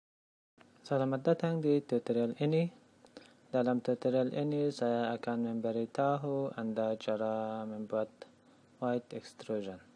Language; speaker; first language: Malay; non-native, learner; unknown